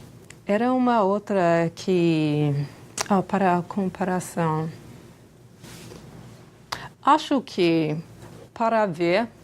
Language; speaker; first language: Portuguese; non-native, fluent; English